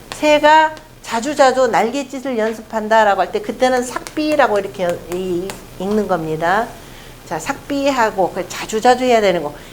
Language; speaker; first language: Korean; native; Korean